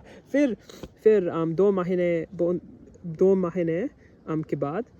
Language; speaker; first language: Hindi; non-native, learner; English